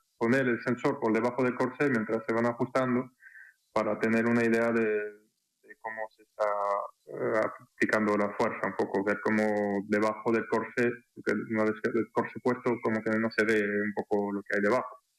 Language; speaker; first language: Spanish; non-native, fluent; French